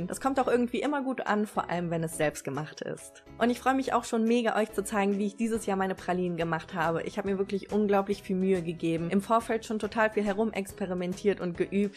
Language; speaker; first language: German; native; German